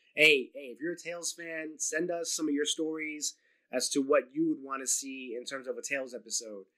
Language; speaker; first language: English; native; English